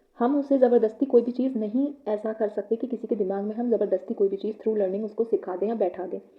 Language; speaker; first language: Hindi; native; Hindi